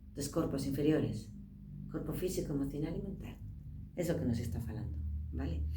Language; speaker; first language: Spanish; non-native, local second language; Galician